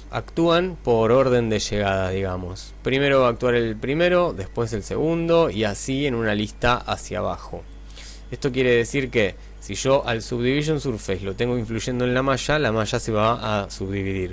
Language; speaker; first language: Spanish; native; Spanish